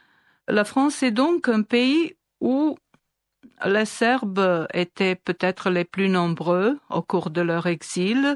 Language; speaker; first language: French; non-native, fluent; Serbian